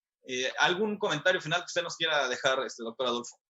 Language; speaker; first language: Spanish; native; Spanish